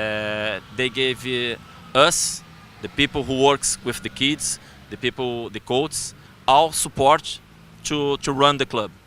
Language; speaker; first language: English; non-native, learner; Portuguese